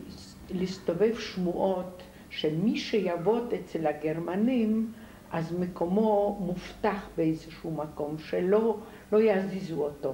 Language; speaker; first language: Hebrew; non-native, fluent; Polish